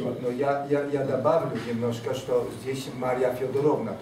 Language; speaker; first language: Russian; non-native, learner; Polish